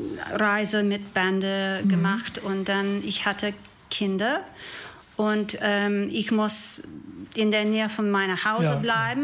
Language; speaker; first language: German; non-native, learner; English